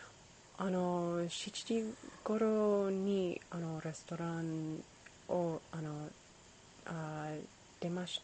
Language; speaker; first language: Japanese; non-native, learner; English